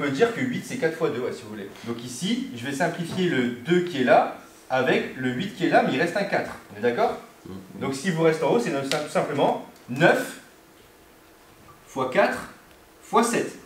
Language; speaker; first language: French; native; French